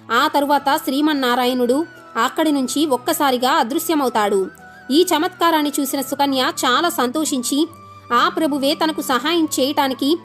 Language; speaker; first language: Telugu; native; Telugu